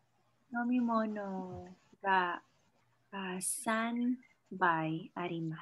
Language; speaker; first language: Japanese; non-native, learner; Filipino